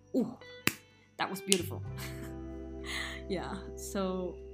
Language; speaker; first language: English; non-native, learner; Spanish